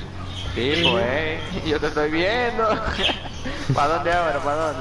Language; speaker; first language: Spanish; native; Spanish